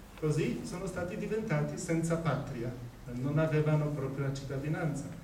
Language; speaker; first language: Italian; non-native, fluent; Polish